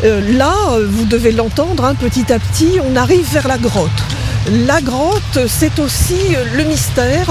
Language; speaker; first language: French; native; French